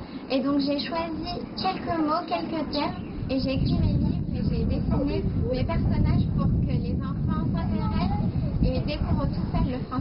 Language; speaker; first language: French; native; French